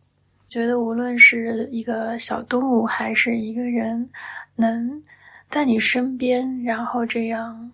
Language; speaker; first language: Chinese; native; Chinese